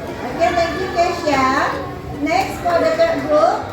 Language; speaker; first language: English; non-native, learner; Indonesian